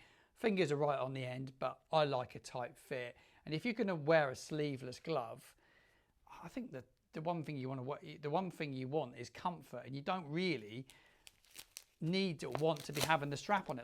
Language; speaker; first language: English; native; English